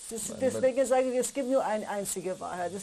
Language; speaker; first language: German; non-native, learner; Persian